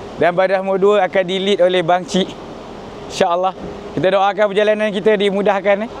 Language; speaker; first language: Malay; native; Malay